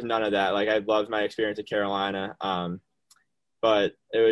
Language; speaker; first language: English; native; English